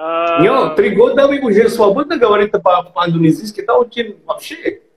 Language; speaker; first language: Russian; non-native, fluent; Indonesian